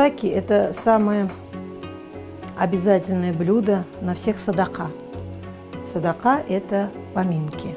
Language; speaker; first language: Russian; native; Russian